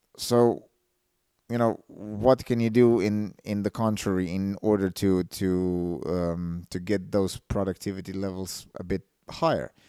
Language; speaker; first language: English; non-native, fluent; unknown